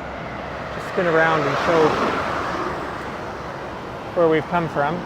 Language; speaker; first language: English; non-native, fluent; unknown